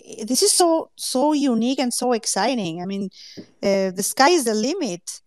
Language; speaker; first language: English; non-native, fluent; Spanish